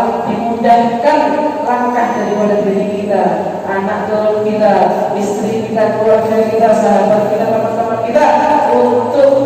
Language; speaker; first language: Indonesian; native; Indonesian